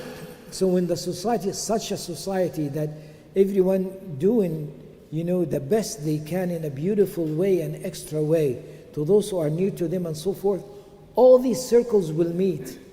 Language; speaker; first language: English; non-native, fluent; Arabic